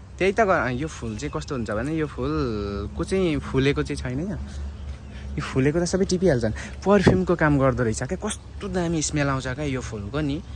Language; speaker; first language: Nepali; native; Nepali